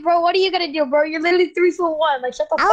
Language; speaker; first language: English; native; English